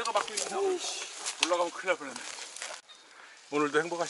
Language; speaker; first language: Korean; native; Korean